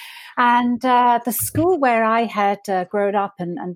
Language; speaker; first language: English; native; English